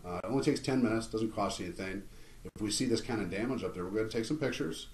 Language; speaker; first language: English; native; English